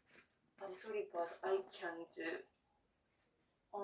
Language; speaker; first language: English; non-native, learner; Japanese